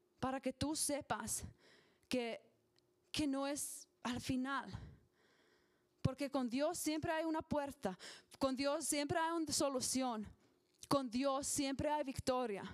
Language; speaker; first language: Spanish; non-native, learner; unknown